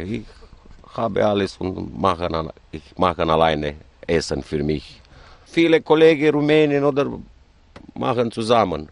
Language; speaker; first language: German; non-native, learner; Romanian